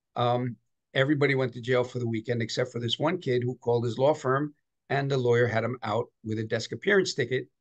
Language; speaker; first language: English; native; English